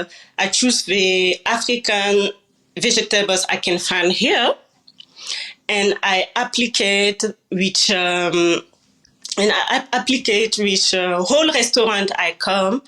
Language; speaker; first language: English; non-native, learner; French